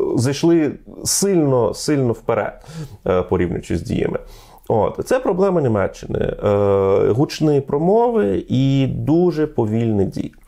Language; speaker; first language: Ukrainian; non-native, fluent; Russian